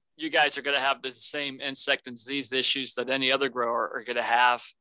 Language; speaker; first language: English; native; English